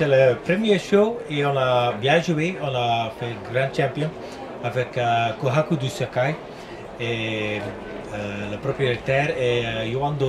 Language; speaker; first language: French; non-native, learner; Dutch